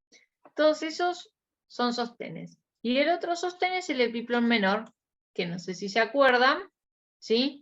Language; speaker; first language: Spanish; native; Spanish